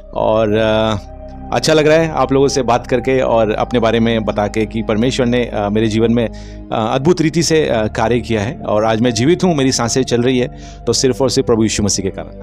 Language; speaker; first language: Hindi; native; Hindi